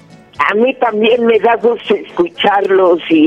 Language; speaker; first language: Spanish; native; Spanish